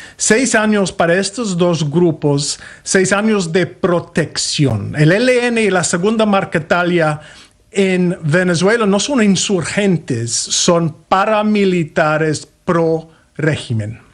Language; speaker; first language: Spanish; non-native, fluent; English